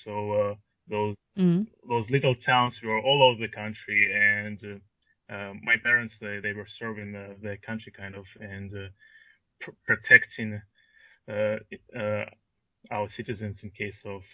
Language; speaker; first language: English; non-native, fluent; Russian